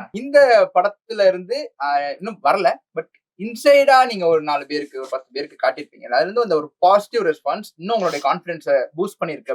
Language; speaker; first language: Tamil; native; Tamil